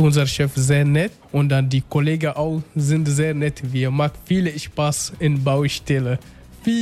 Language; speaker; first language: German; non-native, learner; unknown